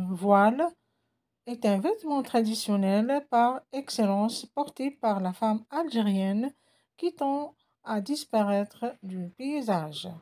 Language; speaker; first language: French; non-native, local second language; Arabic